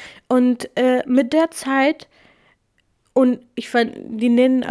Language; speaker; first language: German; non-native, fluent; Kurdish